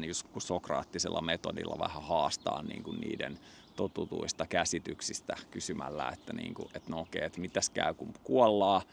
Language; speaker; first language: Finnish; native; Finnish